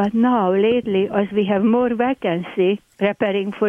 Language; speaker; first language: English; non-native, fluent; Hungarian